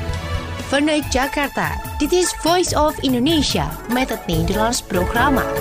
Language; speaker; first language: Dutch; non-native, fluent; Indonesian